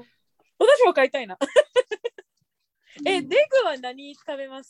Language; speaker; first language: Japanese; non-native, fluent; English